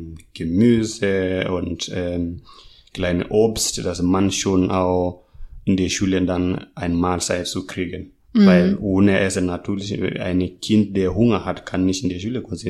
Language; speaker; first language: German; non-native, fluent; Masai